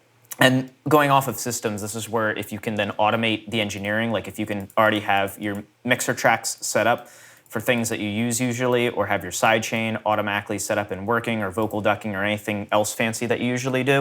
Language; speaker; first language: English; native; English